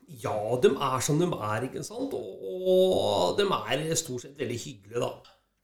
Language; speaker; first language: Norwegian; native; Norwegian